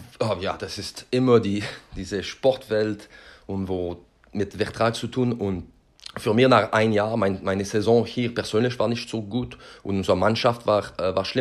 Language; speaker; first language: German; non-native, learner; French